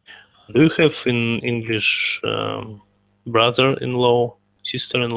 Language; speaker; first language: English; non-native, learner; Russian